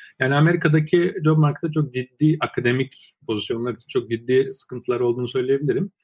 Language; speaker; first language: Turkish; early bilingual, other home language; Azerbaijani